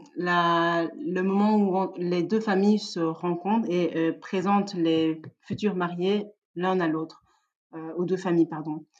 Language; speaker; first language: French; native; French